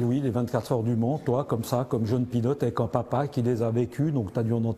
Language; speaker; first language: French; native; French